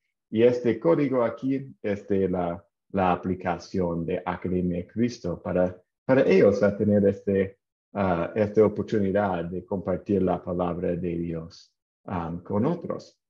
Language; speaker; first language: Spanish; non-native, fluent; English